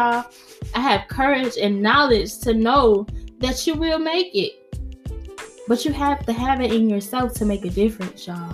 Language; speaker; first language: English; native; English